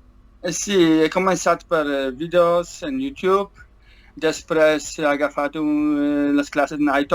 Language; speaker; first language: Catalan; non-native, learner; Polish